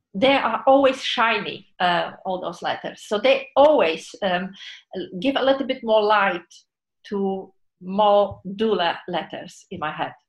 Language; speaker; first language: English; non-native, fluent; Polish